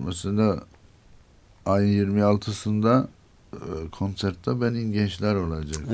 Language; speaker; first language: Turkish; non-native, learner; Armenian